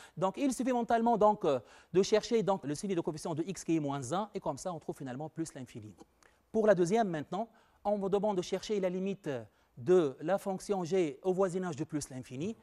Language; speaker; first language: French; non-native, local second language; Arabic